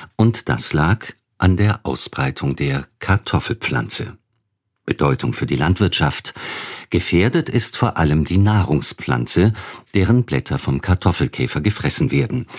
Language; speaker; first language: German; native; German